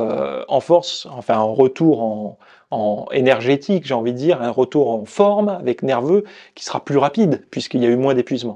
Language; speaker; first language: French; native; French